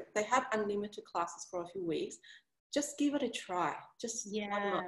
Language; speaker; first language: English; native; English